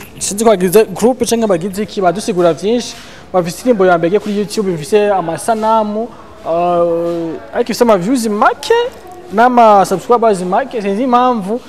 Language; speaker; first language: Rundi; native; Rundi